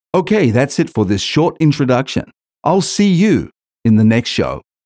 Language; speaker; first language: English; native; English